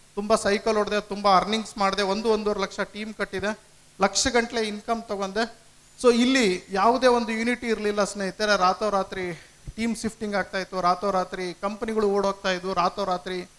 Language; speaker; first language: Kannada; native; Kannada